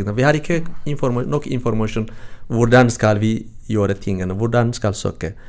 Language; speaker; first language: Norwegian; non-native, learner; Tigrinya